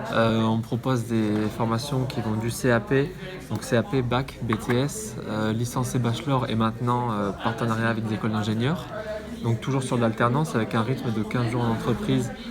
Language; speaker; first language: French; native; French